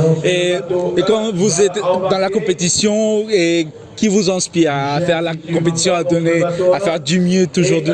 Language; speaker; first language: French; non-native, learner; Spanish